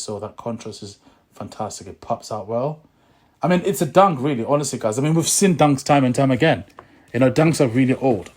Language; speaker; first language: English; native; English